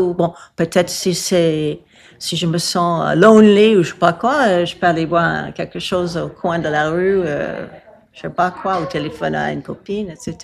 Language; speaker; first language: French; non-native, fluent; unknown